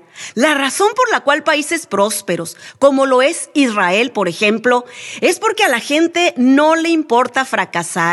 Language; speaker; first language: Spanish; native; Spanish